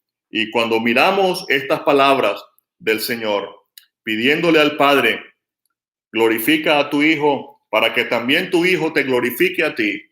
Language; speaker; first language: Spanish; native; Spanish